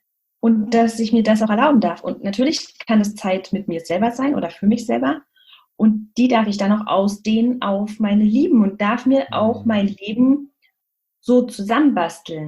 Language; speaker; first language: German; native; German